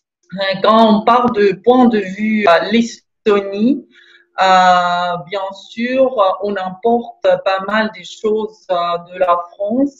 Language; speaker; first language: French; non-native, fluent; Estonian